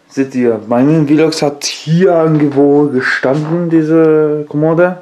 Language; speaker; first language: German; non-native, learner; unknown